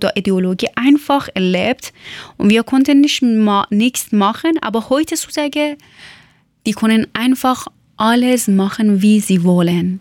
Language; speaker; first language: German; non-native, learner; Persian